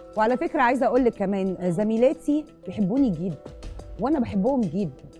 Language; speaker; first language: Arabic; native; Arabic